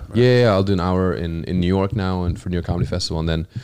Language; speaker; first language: English; non-native, fluent; German